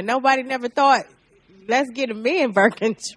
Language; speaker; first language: English; native; English